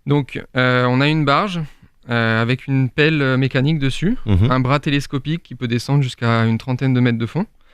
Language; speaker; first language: French; native; French